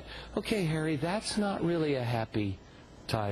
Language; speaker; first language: English; native; English